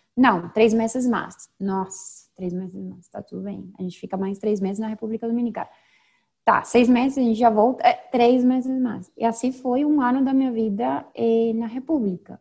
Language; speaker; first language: Portuguese; non-native, fluent; Spanish